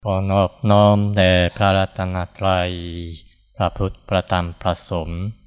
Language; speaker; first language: Thai; non-native, fluent; Japanese